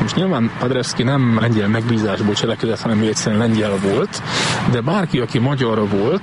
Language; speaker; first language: Hungarian; native; Hungarian